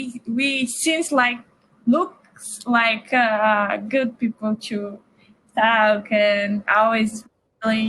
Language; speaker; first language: English; non-native, learner; Portuguese